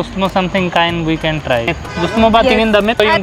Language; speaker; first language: Filipino; non-native, learner; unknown